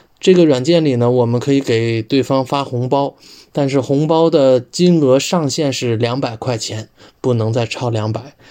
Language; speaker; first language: Chinese; native; Chinese